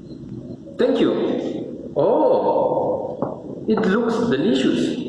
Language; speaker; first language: English; non-native, learner; Spanish